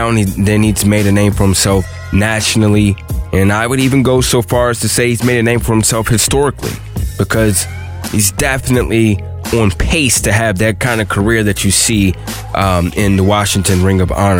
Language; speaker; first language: English; native; English